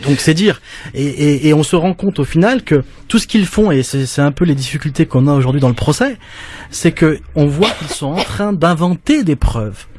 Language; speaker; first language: French; native; French